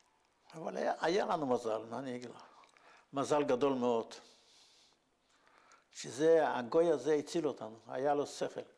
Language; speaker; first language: Hebrew; non-native, fluent; Yiddish